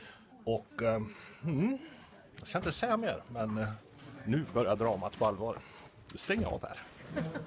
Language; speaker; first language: Swedish; native; Swedish